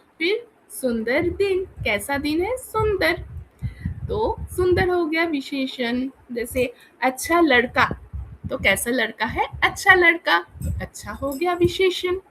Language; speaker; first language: Hindi; non-native, local second language; Bangla